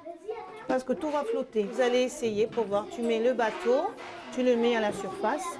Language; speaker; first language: French; native; French